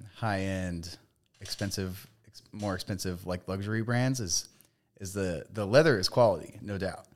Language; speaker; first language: English; native; English